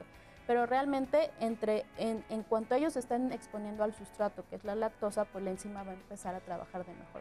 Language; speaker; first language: Spanish; native; Spanish